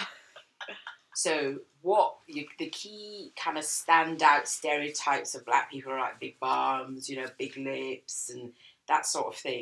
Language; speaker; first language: English; native; English